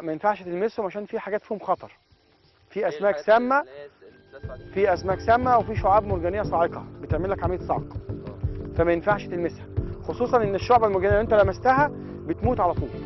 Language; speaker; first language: Arabic; native; Arabic